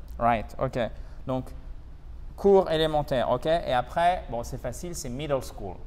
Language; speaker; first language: French; native; French